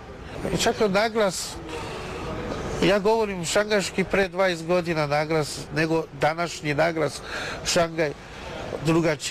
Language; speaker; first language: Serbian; non-native, learner; Chinese